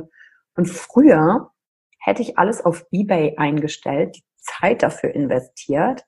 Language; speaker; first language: German; native; German